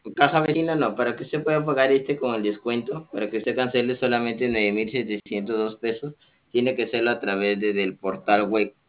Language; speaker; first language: Spanish; native; Spanish